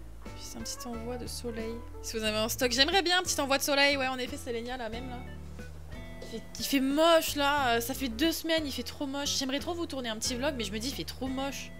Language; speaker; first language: French; native; French